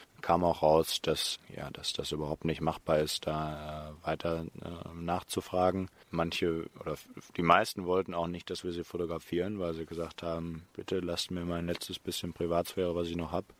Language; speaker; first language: German; native; German